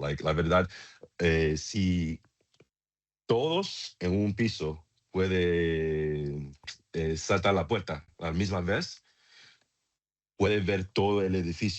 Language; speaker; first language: Spanish; non-native, learner; English